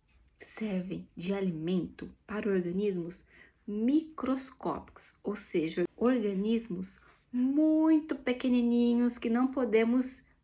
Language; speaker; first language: Portuguese; native; Portuguese